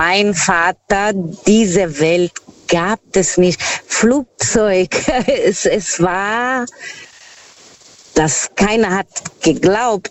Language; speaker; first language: German; non-native, learner; Portuguese